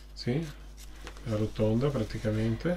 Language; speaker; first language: Italian; native; Italian